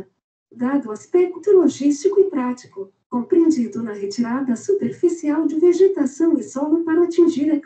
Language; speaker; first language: Portuguese; native; Portuguese